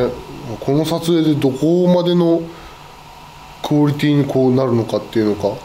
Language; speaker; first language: Japanese; native; Japanese